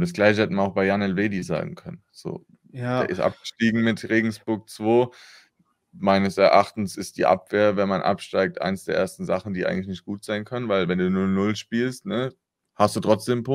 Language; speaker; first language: German; native; German